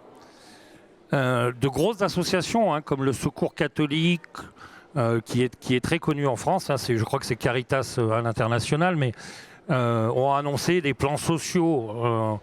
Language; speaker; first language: French; native; French